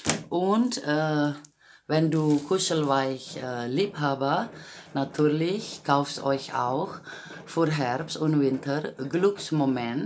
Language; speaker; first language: German; non-native, fluent; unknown